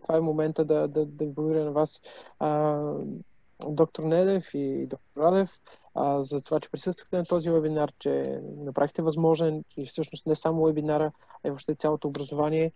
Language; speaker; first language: Bulgarian; native; Bulgarian